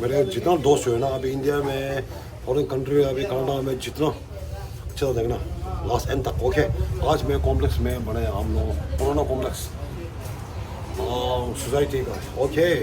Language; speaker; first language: Hindi; non-native, local second language; Tibetan